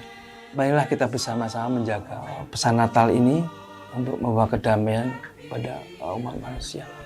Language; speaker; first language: Indonesian; native; Indonesian